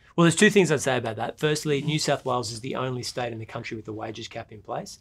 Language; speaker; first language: English; native; English